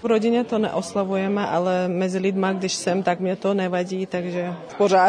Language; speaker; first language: Czech; non-native, learner; Chechen